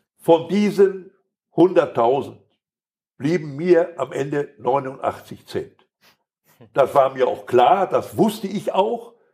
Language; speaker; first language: German; native; German